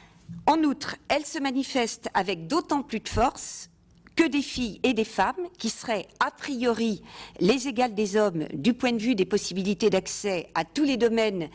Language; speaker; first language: French; native; French